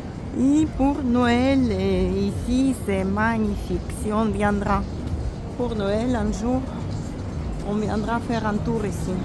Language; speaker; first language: French; non-native, fluent; Russian